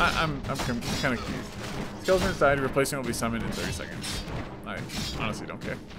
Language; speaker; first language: English; native; English